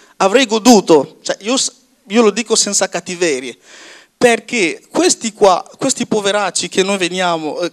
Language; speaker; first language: Italian; non-native, fluent; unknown